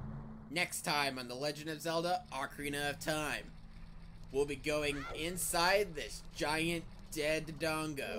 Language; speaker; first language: English; native; English